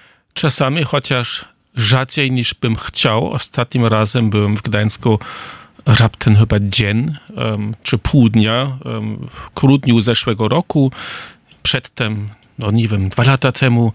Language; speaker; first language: Polish; non-native, fluent; German